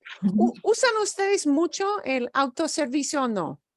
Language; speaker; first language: Spanish; non-native, fluent; English